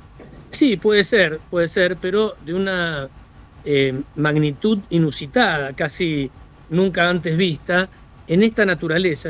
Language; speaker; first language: Spanish; native; Spanish